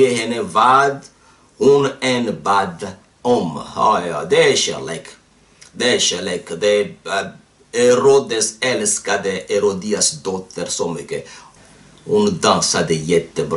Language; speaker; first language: Swedish; non-native, fluent; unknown